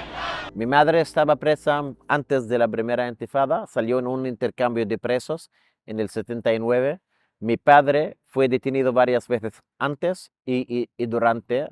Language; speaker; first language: Spanish; non-native, fluent; Arabic